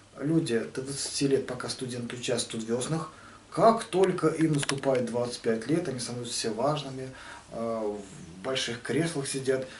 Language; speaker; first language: Russian; native; Russian